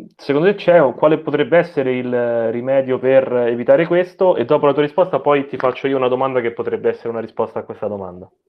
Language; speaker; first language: Italian; native; Italian